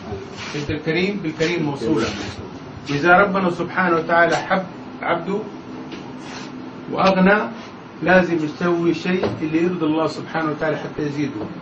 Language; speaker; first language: Arabic; native; Arabic